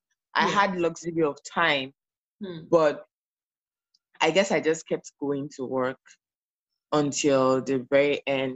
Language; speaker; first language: English; non-native, local second language; Yoruba